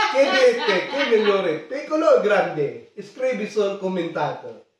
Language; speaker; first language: Italian; non-native, learner; Filipino